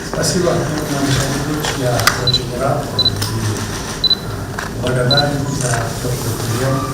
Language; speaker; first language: Russian; non-native, local second language; Kyrgyz